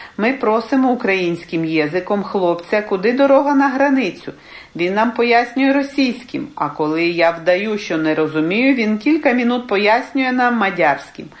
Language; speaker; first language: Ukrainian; early bilingual, heritage; Ukrainian